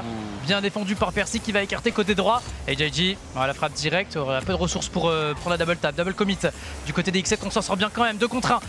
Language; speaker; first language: French; native; French